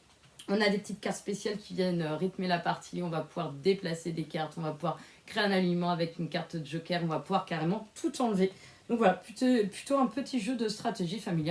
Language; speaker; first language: French; native; French